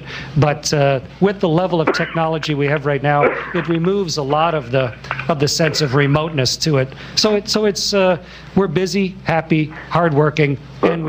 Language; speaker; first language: English; native; English